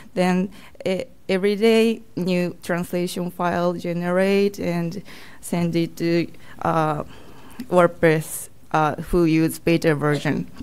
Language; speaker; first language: English; non-native, learner; Japanese